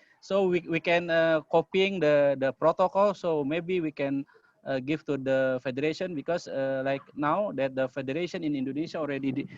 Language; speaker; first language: English; non-native, learner; Indonesian